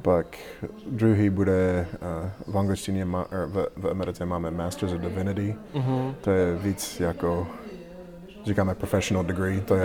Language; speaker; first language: Czech; non-native, learner; English